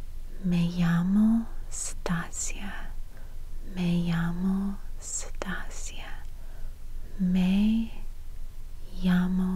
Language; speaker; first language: Spanish; non-native, learner; Russian